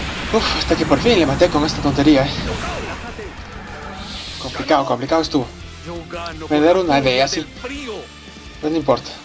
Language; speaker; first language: Spanish; native; Spanish